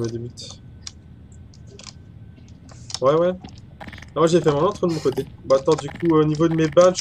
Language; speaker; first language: French; native; French